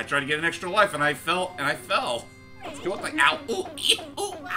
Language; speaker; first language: English; native; English